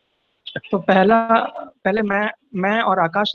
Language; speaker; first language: Hindi; native; Hindi